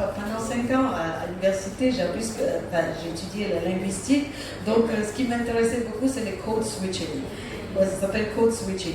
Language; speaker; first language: French; non-native, fluent; Russian